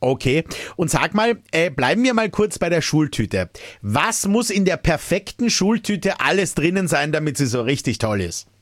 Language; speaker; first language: German; native; German